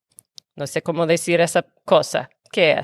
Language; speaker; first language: Spanish; non-native, fluent; English